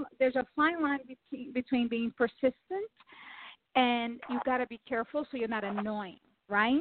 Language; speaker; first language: English; non-native, fluent; Portuguese